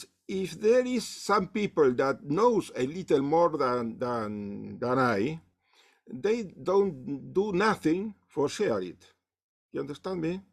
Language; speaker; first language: English; non-native, learner; Spanish